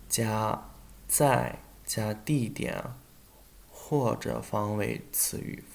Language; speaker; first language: Chinese; non-native, fluent; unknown